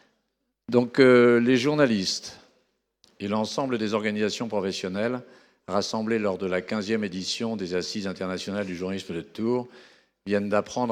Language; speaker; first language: French; native; French